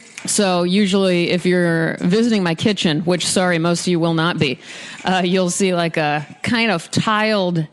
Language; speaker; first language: English; native; English